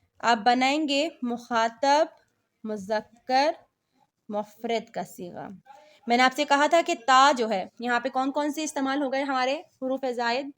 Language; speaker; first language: Urdu; native; Urdu